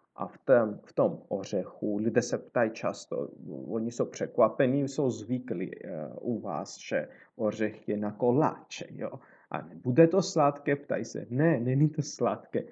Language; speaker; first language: Czech; non-native, fluent; Georgian